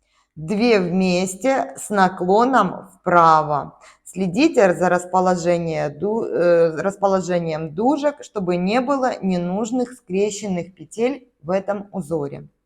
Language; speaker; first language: Russian; native; Russian